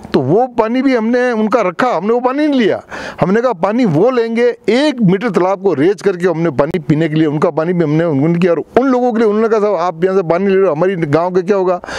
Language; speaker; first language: Hindi; native; Hindi